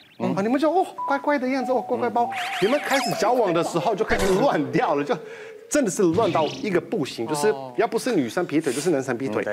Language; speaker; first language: Chinese; non-native, fluent; Portuguese